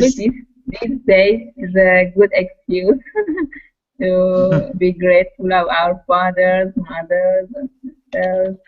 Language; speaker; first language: English; non-native, learner; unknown